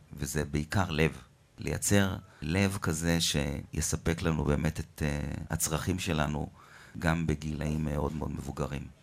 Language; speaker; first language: Hebrew; native; Hebrew